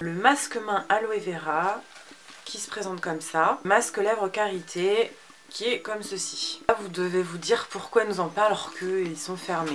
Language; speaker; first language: French; native; French